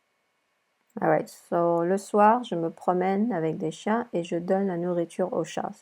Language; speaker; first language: French; non-native, fluent; English